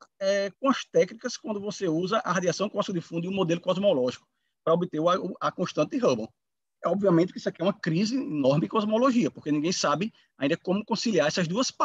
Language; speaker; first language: Portuguese; native; Portuguese